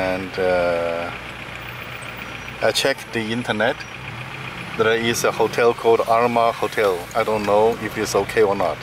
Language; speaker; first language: English; non-native, learner; Chinese